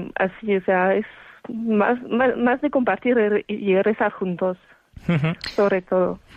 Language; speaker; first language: Spanish; non-native, fluent; French